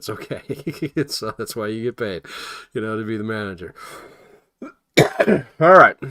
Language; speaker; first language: English; native; English